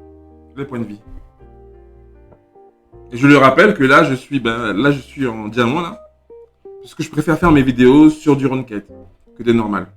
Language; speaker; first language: French; native; French